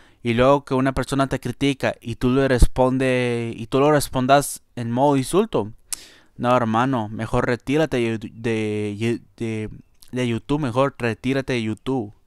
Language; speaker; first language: Spanish; native; Spanish